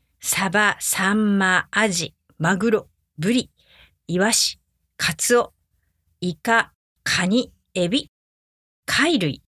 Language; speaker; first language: Japanese; native; Japanese